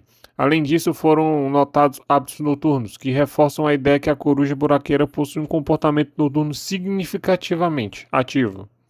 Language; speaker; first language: Portuguese; native; Portuguese